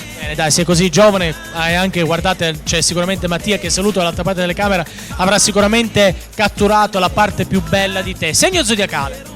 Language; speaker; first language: Italian; native; Italian